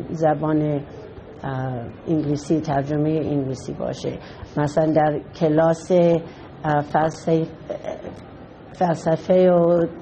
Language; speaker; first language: Persian; non-native, fluent; English